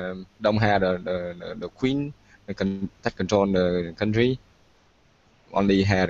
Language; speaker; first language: English; non-native, learner; Vietnamese